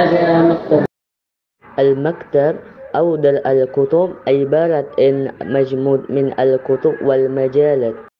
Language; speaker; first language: Arabic; non-native, learner; Indonesian